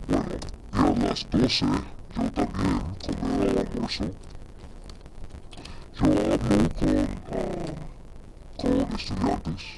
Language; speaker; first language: Spanish; non-native, fluent; English